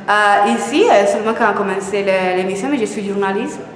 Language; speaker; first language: French; non-native, fluent; Spanish